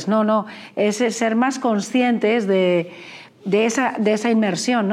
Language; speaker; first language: Spanish; native; Spanish